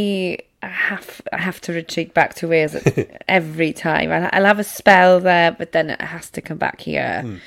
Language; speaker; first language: English; non-native, local second language; Welsh